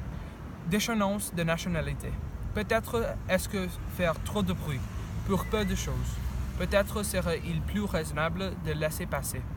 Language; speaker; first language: French; non-native, learner; English